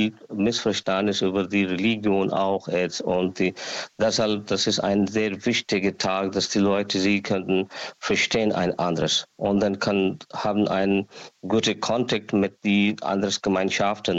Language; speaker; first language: German; non-native, learner; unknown